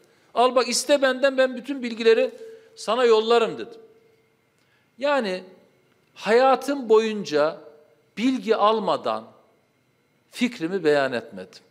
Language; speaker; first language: Turkish; native; Turkish